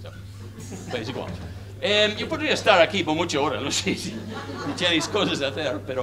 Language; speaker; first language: Spanish; non-native, learner; English